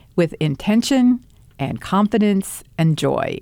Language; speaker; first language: English; native; English